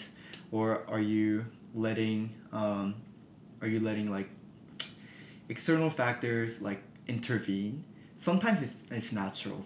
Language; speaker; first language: English; early bilingual, other home language; Korean